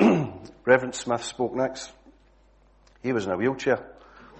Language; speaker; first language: English; native; English